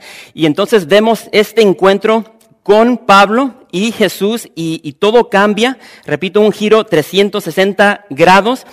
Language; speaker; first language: Spanish; native; Spanish